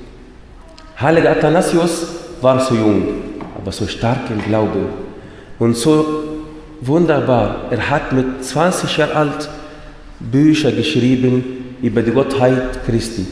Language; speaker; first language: German; non-native, fluent; Arabic